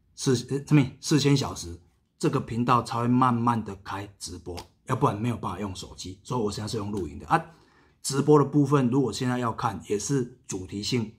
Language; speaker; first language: Chinese; native; Chinese